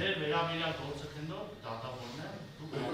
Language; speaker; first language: Armenian; native; Armenian